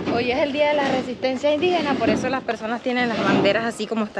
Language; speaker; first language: Spanish; native; Spanish